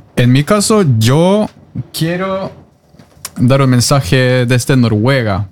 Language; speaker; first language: Spanish; non-native, fluent; Norwegian